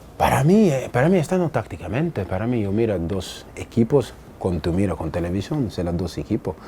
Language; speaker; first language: Spanish; non-native, learner; English